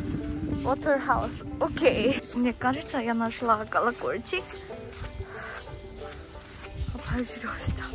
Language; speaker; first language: Russian; non-native, learner; Korean